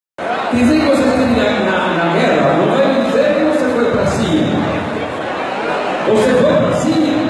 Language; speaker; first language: Portuguese; non-native, fluent; Italian